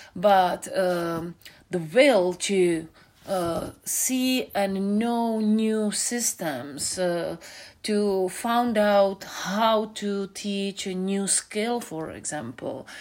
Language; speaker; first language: English; non-native, fluent; Czech